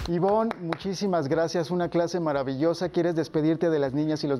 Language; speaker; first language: Spanish; native; Spanish